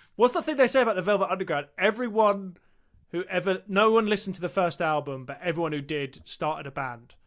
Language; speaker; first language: English; native; English